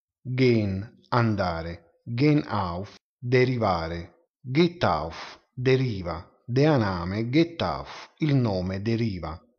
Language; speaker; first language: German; non-native, fluent; Italian